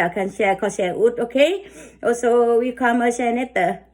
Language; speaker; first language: English; non-native, learner; Thai